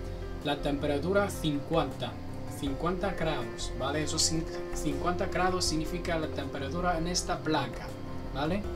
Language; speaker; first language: Spanish; non-native, learner; Chinese